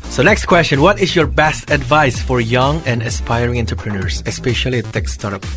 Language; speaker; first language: English; non-native, fluent; Javanese